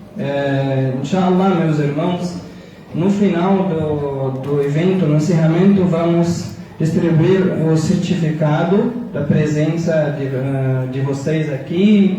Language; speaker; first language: Portuguese; non-native, fluent; Arabic